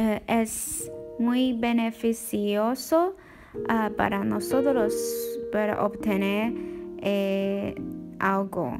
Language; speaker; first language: Spanish; non-native, learner; Chinese